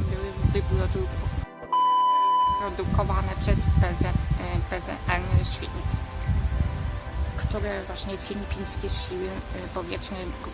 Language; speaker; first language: Polish; native; Polish